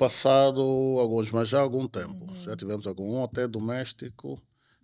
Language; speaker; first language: Portuguese; native; Portuguese